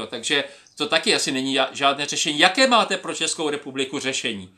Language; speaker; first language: Czech; native; Czech